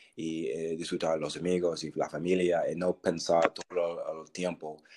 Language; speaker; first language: Spanish; non-native, learner; English